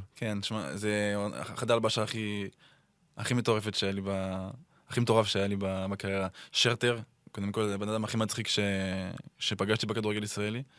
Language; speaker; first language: Hebrew; non-native, fluent; French